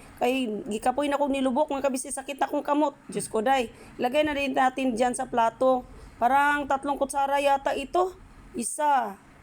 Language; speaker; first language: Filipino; non-native, local second language; Cebuano